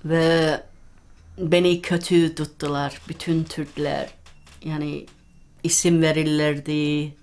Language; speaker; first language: Turkish; early bilingual, heritage; Turkish